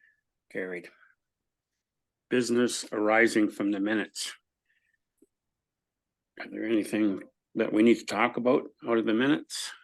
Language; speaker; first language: English; native; English